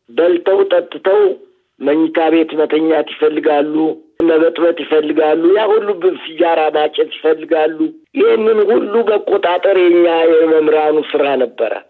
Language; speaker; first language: Amharic; native; Amharic